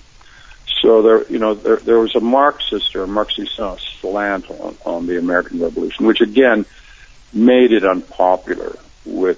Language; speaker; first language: English; native; English